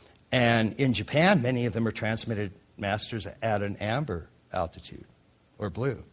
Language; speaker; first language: English; native; English